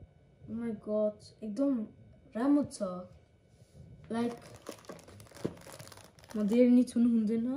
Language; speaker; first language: Nepali; early bilingual, heritage; Nepali